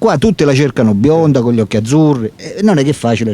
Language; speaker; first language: Italian; native; Italian